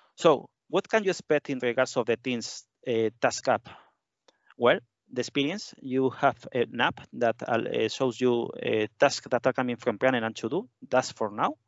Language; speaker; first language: English; non-native, fluent; Spanish